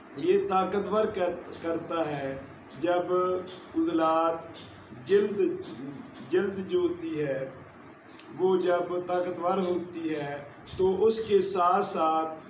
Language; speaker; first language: Urdu; non-native, local second language; Punjabi